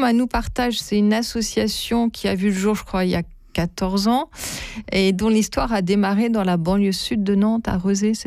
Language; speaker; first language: French; native; French